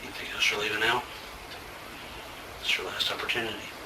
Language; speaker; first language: English; native; English